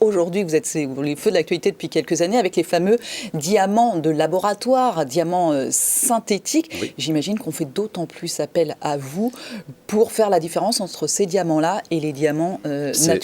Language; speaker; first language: French; native; French